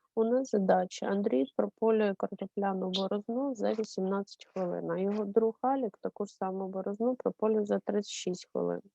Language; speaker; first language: Ukrainian; native; Ukrainian